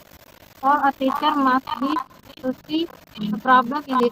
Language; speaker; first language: English; non-native, learner; Indonesian